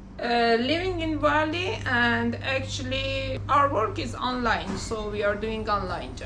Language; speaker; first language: English; non-native, learner; Russian